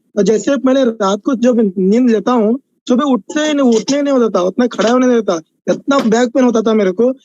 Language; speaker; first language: Hindi; non-native, local second language; Marathi